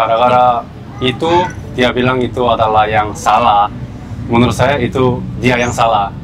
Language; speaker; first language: Indonesian; non-native, fluent; Korean